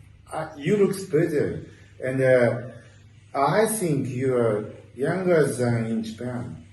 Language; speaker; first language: English; non-native, learner; Japanese